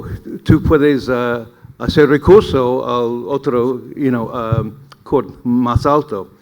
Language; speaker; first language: Spanish; non-native, learner; English